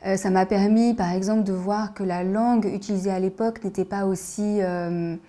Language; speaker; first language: French; native; French